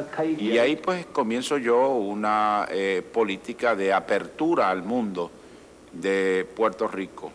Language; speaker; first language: Spanish; native; Spanish